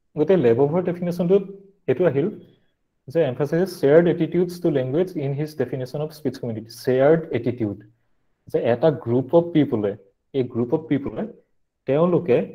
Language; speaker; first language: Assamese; native; Assamese